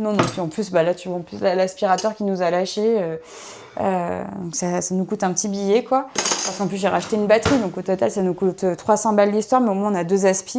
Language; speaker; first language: French; native; French